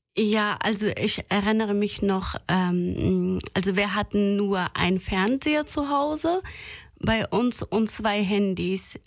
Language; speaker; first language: German; non-native, fluent; Persian